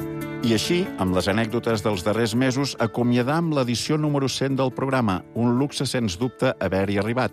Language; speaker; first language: Catalan; native; Catalan